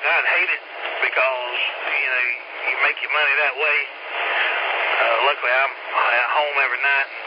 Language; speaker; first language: English; native; English